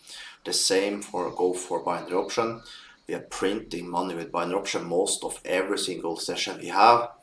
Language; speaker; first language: English; non-native, fluent; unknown